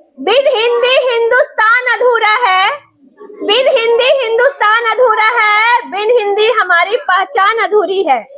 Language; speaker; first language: Hindi; native; Hindi